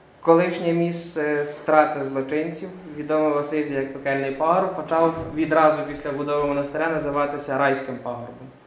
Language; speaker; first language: Ukrainian; native; Ukrainian